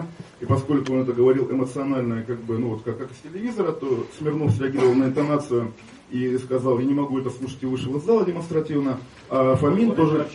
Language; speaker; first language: Russian; native; Russian